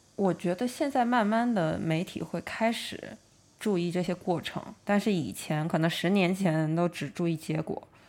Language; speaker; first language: Chinese; native; Chinese